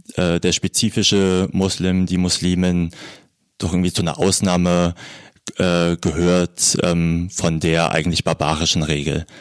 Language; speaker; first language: German; native; German